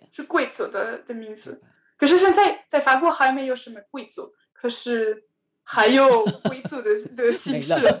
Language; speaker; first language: Chinese; non-native, learner; French